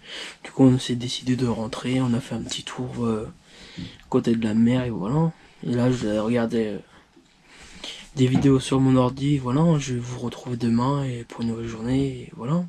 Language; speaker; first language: French; native; French